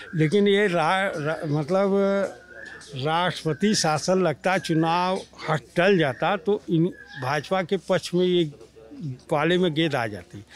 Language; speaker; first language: Hindi; native; Hindi